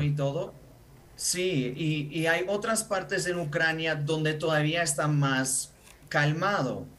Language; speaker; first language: Spanish; non-native, fluent; Ukrainian